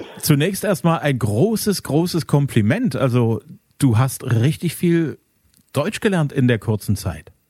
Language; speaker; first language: German; native; German